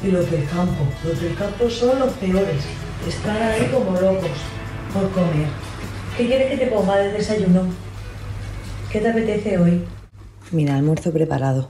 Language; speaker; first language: Spanish; native; Spanish